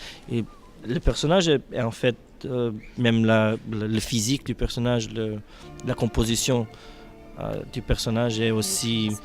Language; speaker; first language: French; non-native, fluent; Portuguese